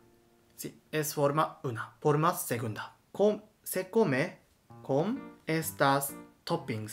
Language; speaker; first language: Spanish; non-native, learner; Japanese